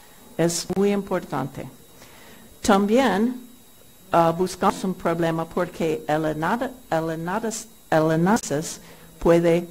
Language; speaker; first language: Spanish; non-native, fluent; English